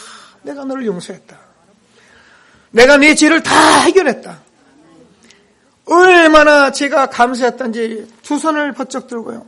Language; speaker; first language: Korean; native; Korean